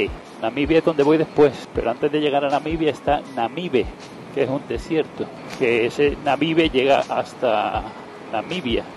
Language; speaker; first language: Spanish; native; Spanish